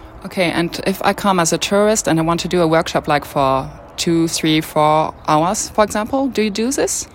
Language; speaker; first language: English; non-native, fluent; French